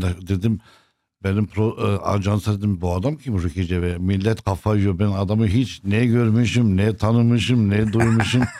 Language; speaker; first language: Turkish; non-native, fluent; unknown